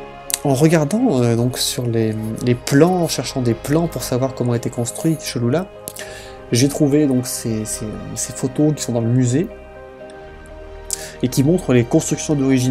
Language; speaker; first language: French; native; French